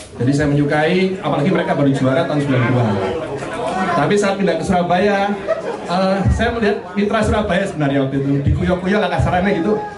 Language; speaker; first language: Indonesian; native; Indonesian